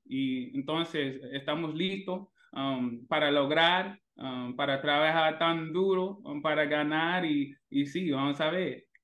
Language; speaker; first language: Spanish; non-native, learner; English